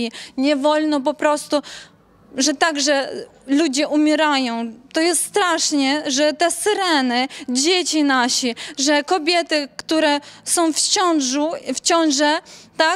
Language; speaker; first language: Polish; non-native, learner; Ukrainian